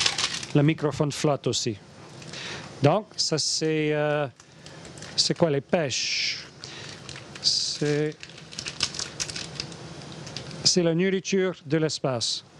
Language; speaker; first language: French; non-native, learner; English